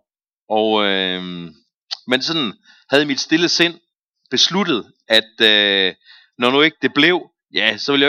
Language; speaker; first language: Danish; native; Danish